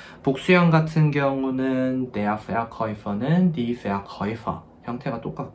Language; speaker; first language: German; non-native, fluent; Korean